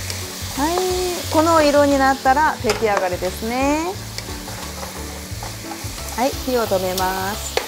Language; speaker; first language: Japanese; non-native, fluent; Korean